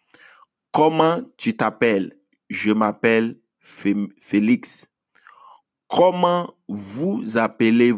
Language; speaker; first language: French; non-native, fluent; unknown